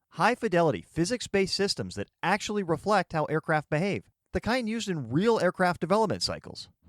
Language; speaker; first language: English; native; English